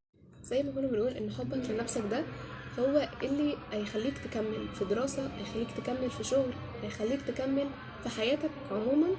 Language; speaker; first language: Arabic; native; Arabic